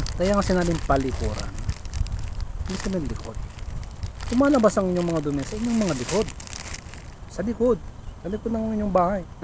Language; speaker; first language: Filipino; non-native, local second language; Iloko